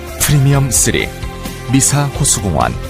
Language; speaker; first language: Korean; native; Korean